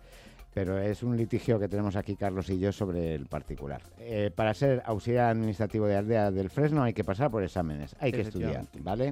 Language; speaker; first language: Spanish; native; Spanish